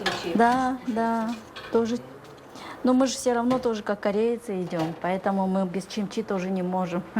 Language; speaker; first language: Russian; native; Russian